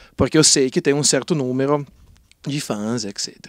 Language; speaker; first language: Portuguese; non-native, fluent; Italian